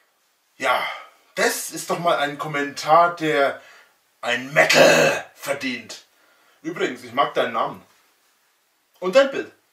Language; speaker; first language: German; native; German